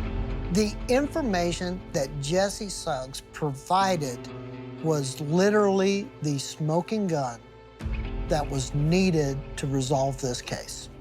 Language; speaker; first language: English; native; English